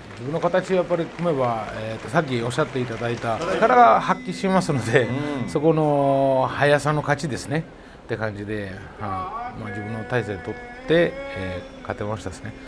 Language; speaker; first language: Japanese; non-native, fluent; Georgian